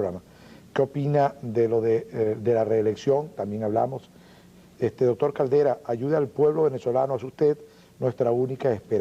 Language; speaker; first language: Spanish; native; Spanish